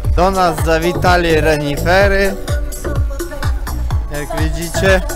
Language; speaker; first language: Polish; non-native, learner; Russian